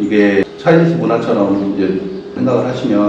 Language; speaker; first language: Korean; native; Korean